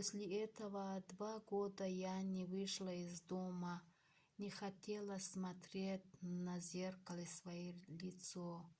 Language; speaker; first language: Russian; non-native, local second language; Tajik